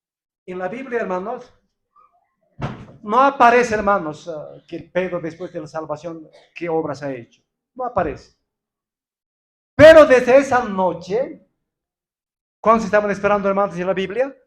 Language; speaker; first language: Spanish; non-native, local second language; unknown